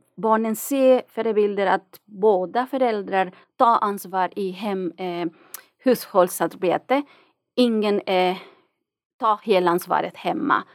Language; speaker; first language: Swedish; non-native, fluent; Spanish